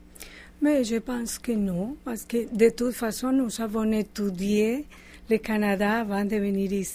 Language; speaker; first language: French; non-native, learner; Spanish